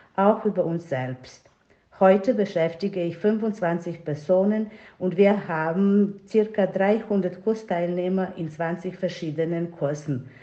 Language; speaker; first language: German; non-native, fluent; Serbian